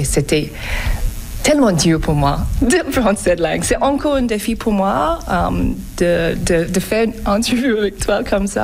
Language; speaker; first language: French; non-native, learner; English